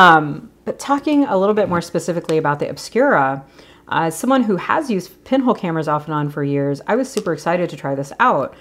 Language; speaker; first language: English; native; English